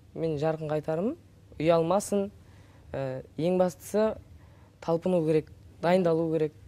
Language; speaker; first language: Kazakh; native; Kazakh